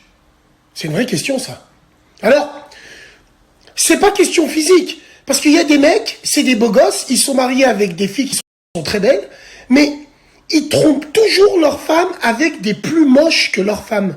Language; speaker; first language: French; native; French